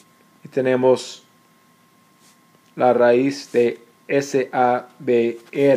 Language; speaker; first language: Spanish; non-native, fluent; English